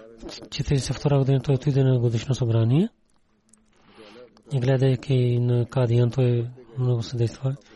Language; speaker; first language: Bulgarian; non-native, learner; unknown